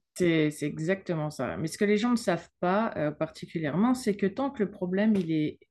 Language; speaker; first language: French; native; French